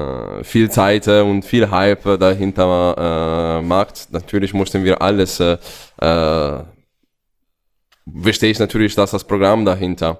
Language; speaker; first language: German; non-native, fluent; Italian